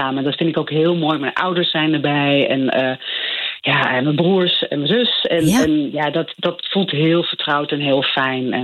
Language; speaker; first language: Dutch; non-native, local second language; Low German